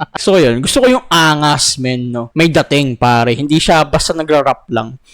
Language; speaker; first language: Filipino; native; Filipino